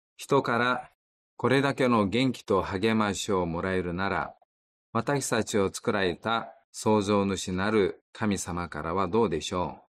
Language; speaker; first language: Japanese; non-native, fluent; Korean